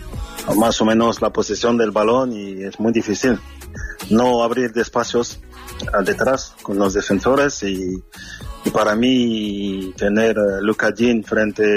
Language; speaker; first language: Spanish; non-native, fluent; French